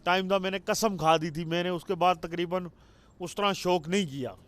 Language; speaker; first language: Urdu; non-native, local second language; Punjabi